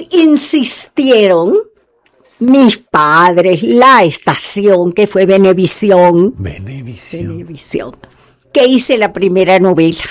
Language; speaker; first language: Spanish; native; Spanish